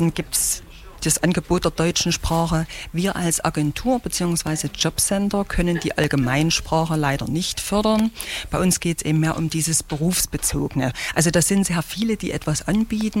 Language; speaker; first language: German; native; German